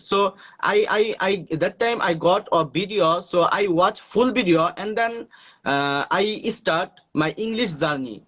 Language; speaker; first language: English; non-native, learner; Bangla